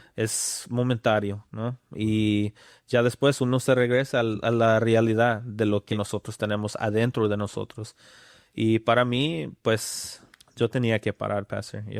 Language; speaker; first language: Spanish; early bilingual, other home language; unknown